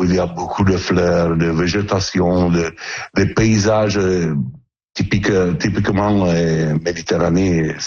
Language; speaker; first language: French; non-native, learner; Italian